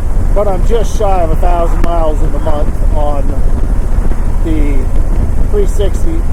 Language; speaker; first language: English; native; English